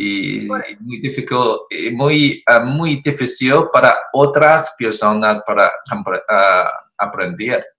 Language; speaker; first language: Spanish; non-native, learner; Chinese